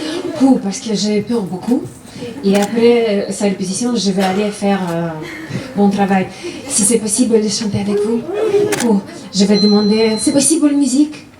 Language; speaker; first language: French; non-native, learner; Russian